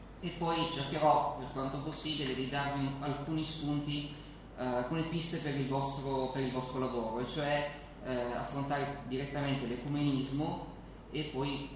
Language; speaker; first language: Italian; native; Italian